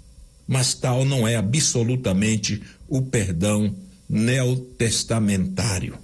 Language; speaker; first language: Portuguese; native; Portuguese